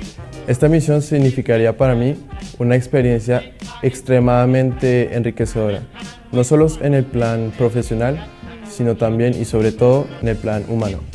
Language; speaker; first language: Spanish; early bilingual, other home language; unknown